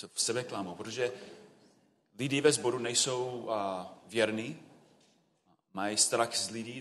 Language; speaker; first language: Czech; non-native, fluent; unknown